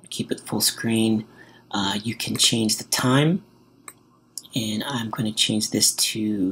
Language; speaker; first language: English; native; English